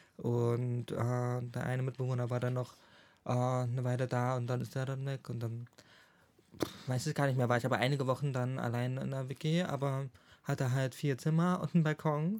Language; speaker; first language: German; native; German